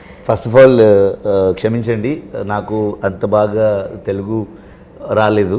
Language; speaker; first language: Telugu; non-native, learner; Kannada